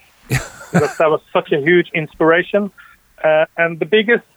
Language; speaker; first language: English; early bilingual, other home language; Norwegian